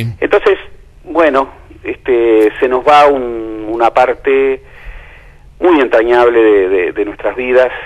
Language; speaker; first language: Spanish; native; Spanish